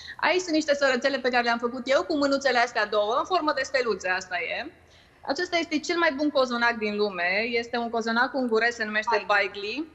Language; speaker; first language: Romanian; native; Romanian